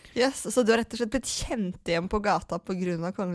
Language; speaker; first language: Norwegian; native; Norwegian